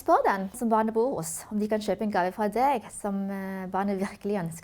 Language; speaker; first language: Norwegian; native; Norwegian